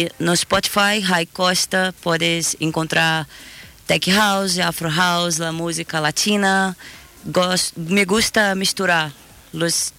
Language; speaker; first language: Spanish; non-native, learner; Portuguese